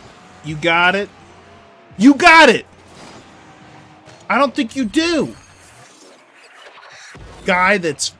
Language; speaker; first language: English; native; English